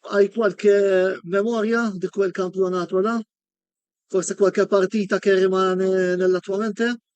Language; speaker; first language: Italian; non-native, fluent; Maltese